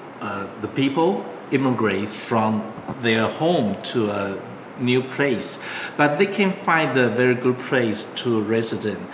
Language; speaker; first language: English; non-native, learner; Chinese